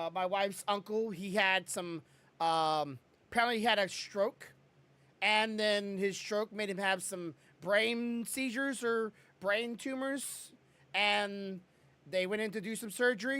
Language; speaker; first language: English; native; English